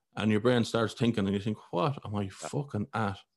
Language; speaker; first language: English; native; English